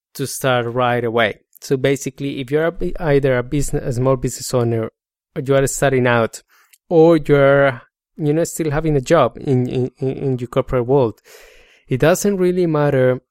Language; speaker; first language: English; non-native, fluent; Spanish